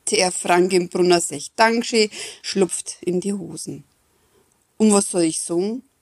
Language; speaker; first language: German; native; German